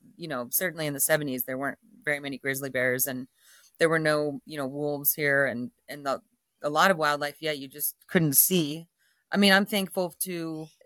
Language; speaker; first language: English; native; English